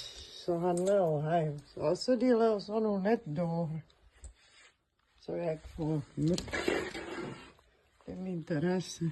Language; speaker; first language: Danish; non-native, learner; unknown